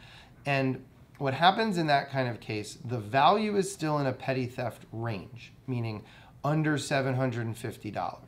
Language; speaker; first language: English; native; English